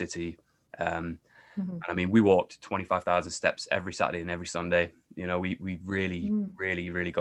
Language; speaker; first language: English; native; English